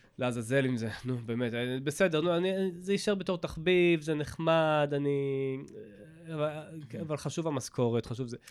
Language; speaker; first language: Hebrew; native; Hebrew